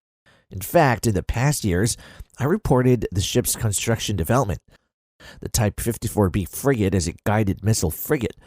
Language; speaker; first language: English; non-native, fluent; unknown